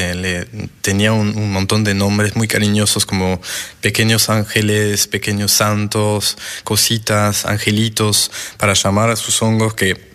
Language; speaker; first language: Spanish; non-native, fluent; French